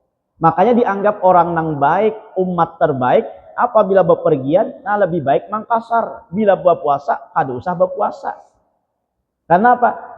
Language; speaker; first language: Indonesian; non-native, local second language; Banjar